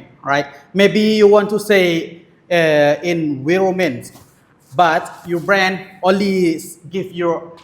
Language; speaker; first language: English; non-native, learner; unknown